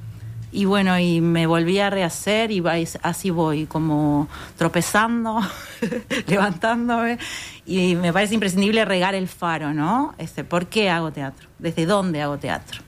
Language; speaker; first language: Spanish; native; Spanish